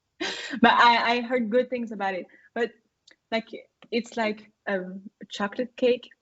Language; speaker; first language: English; non-native, fluent; French